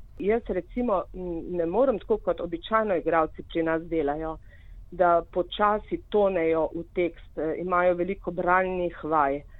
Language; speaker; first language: Slovenian; native; Slovenian